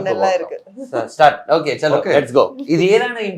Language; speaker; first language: Malayalam; non-native, learner; Tamil